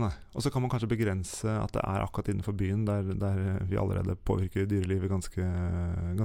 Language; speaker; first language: Norwegian; native; Norwegian